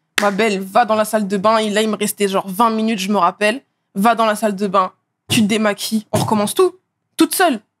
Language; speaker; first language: French; native; French